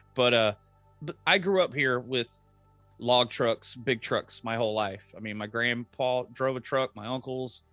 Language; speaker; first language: English; native; English